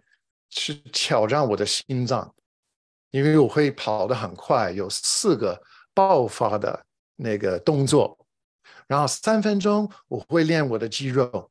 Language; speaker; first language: Chinese; non-native, fluent; English